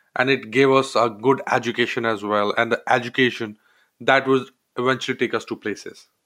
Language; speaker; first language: English; non-native, local second language; Hindi